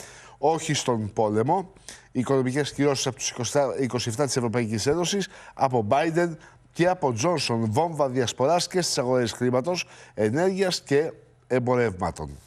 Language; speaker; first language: Greek; native; Greek